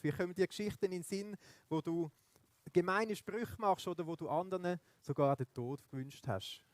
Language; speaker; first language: German; native; German